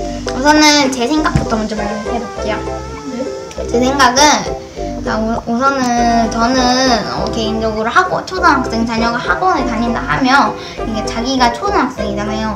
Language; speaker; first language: Korean; native; Korean